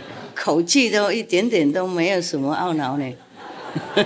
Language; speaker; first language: Chinese; non-native, fluent; Vietnamese